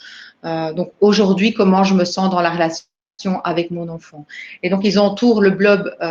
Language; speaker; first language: French; native; French